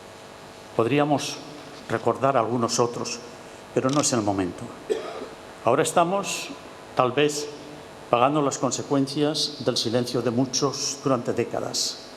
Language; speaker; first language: Spanish; native; Spanish